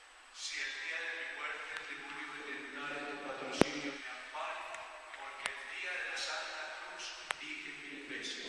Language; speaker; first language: Spanish; native; Spanish